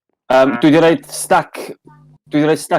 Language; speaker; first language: Welsh; native; Welsh